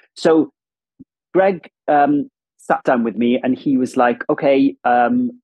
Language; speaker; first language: English; non-native, local second language; Welsh